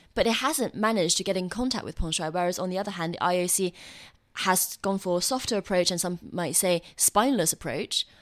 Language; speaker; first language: English; non-native, fluent; Chinese